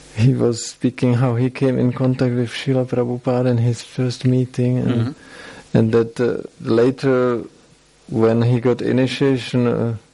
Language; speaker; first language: English; non-native, fluent; Czech